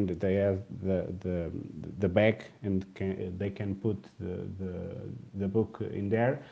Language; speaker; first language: English; non-native, learner; Portuguese